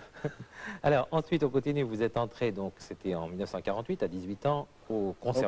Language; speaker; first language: French; native; French